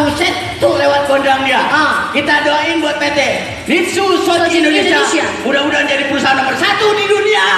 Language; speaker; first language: Indonesian; native; Indonesian